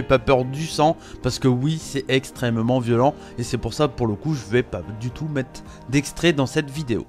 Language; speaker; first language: French; native; French